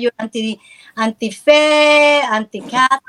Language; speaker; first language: English; non-native, local second language; Filipino